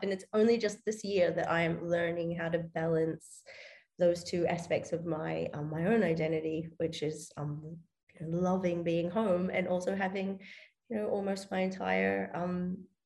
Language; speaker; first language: English; native; English